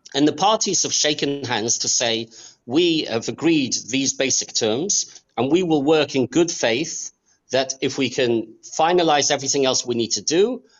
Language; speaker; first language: English; native; English